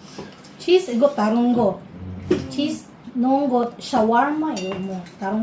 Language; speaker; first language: Korean; non-native, learner; Filipino